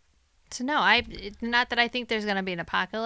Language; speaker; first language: English; native; English